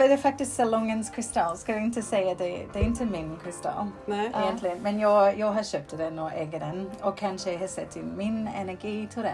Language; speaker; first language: Swedish; non-native, fluent; English